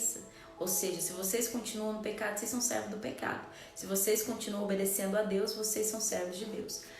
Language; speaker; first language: Portuguese; native; Portuguese